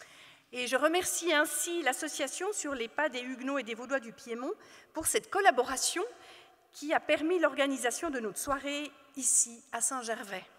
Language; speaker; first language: French; native; French